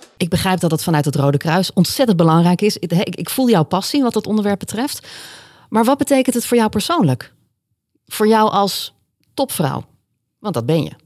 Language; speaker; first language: Dutch; native; Dutch